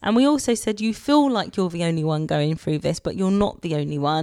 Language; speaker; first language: English; native; English